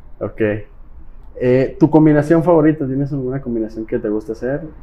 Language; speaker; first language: Spanish; native; Spanish